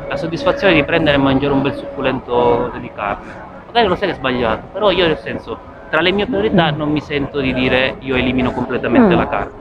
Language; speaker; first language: Italian; native; Italian